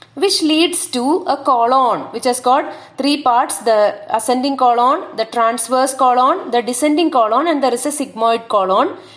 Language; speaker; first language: English; non-native, local second language; Malayalam